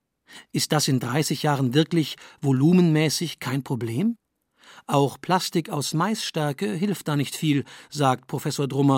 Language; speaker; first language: German; native; German